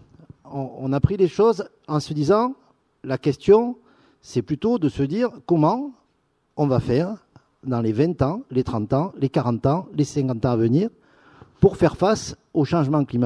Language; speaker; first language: French; native; French